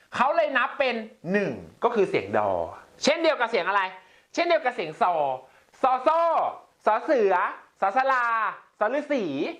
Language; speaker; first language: Thai; native; Thai